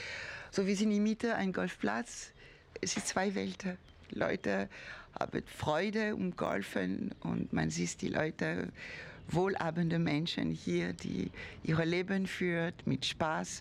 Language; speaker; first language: German; non-native, fluent; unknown